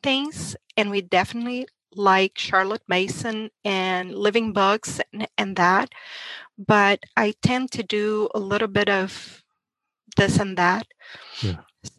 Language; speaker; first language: English; non-native, fluent; Portuguese